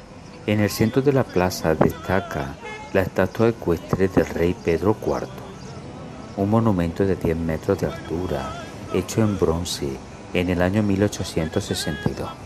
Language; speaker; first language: Spanish; native; Spanish